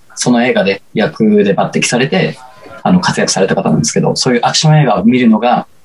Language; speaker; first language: Japanese; native; Japanese